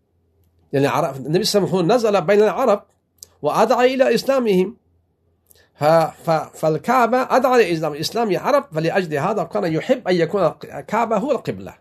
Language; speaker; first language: Arabic; non-native, fluent; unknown